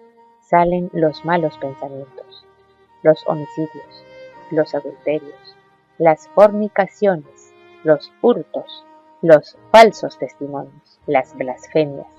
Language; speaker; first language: Spanish; native; Spanish